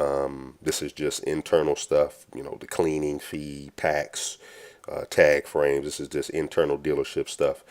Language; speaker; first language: English; native; English